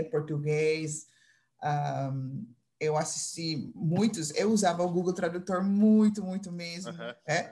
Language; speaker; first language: Portuguese; non-native, fluent; Dutch